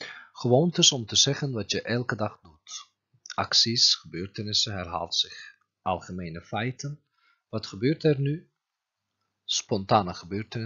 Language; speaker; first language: Dutch; non-native, fluent; Turkish